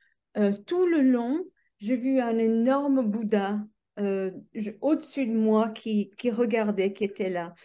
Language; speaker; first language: French; non-native, fluent; English